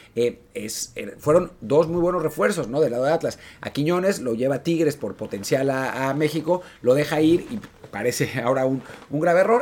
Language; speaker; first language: Spanish; native; Spanish